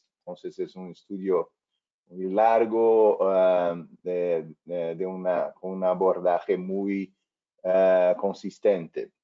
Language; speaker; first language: Spanish; non-native, fluent; Portuguese